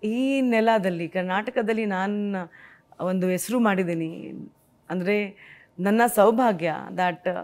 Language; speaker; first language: Kannada; non-native, local second language; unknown